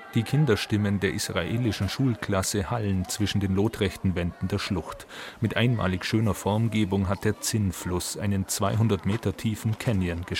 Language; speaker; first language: German; native; German